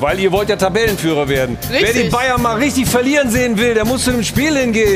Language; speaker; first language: German; native; German